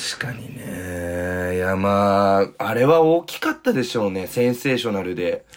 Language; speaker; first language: Japanese; native; Japanese